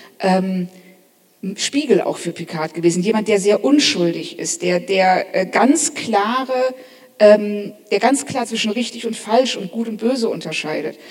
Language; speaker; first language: German; native; German